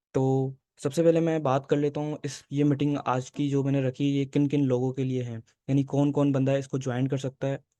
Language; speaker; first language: Urdu; native; Urdu